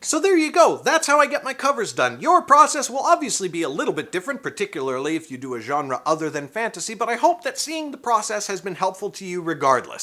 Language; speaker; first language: English; native; English